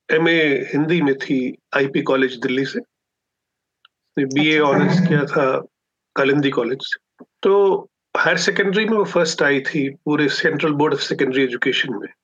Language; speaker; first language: Hindi; non-native, local second language; Punjabi